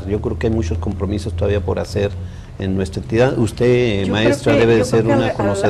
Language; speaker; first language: Spanish; native; Spanish